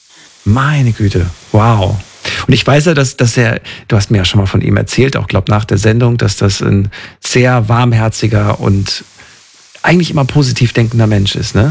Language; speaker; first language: German; native; German